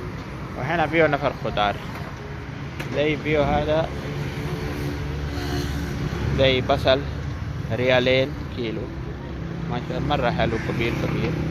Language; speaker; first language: Arabic; non-native, learner; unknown